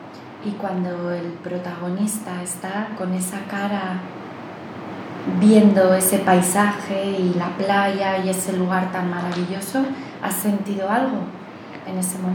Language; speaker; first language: Spanish; native; Spanish